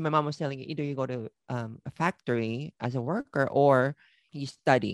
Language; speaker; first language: English; non-native, local second language; Filipino